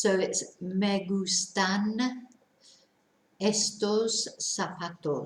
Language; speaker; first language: Spanish; non-native, fluent; English